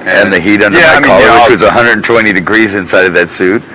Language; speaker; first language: English; native; English